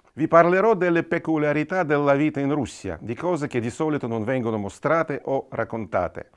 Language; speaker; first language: Italian; non-native, fluent; Russian